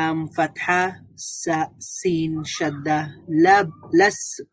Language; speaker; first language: Arabic; non-native, learner; Bangla